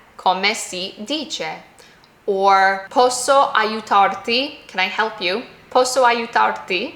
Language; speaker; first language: Italian; non-native, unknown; English